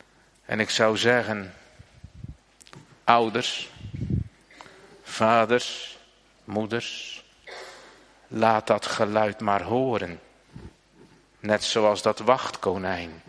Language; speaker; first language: Dutch; native; Dutch